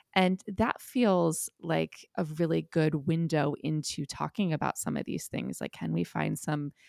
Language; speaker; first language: English; native; English